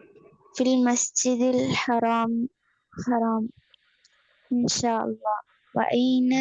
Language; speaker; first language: Arabic; non-native, learner; Tamil